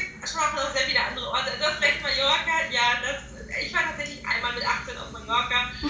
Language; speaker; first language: German; native; German